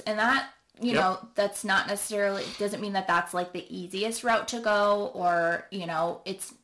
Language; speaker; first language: English; native; English